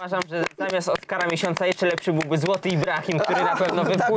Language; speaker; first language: Polish; native; Polish